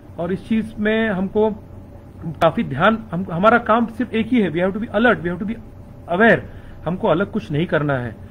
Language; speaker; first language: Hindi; non-native, local second language; Marathi